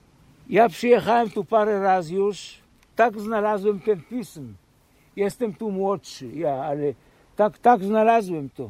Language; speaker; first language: Polish; early bilingual, heritage; Polish